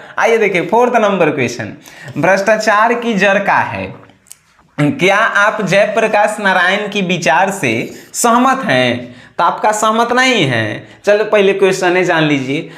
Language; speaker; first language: Hindi; native; Hindi